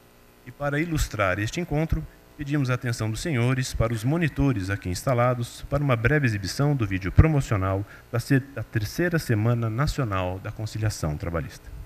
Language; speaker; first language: Portuguese; native; Portuguese